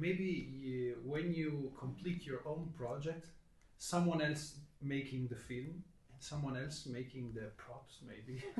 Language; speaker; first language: English; non-native, learner; Italian